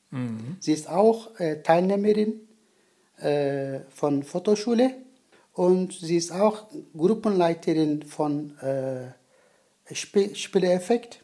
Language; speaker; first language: German; non-native, learner; Turkish